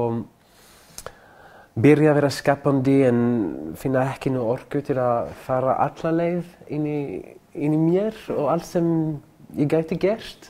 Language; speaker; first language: Icelandic; non-native, learner; French